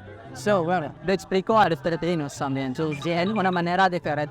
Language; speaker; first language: Spanish; non-native, fluent; Filipino